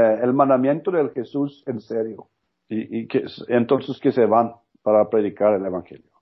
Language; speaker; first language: Spanish; non-native, learner; Norwegian